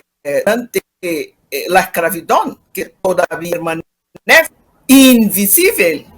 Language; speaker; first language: Spanish; non-native, fluent; Portuguese